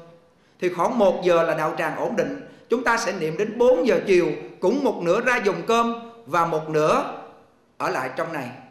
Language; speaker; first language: Vietnamese; native; Vietnamese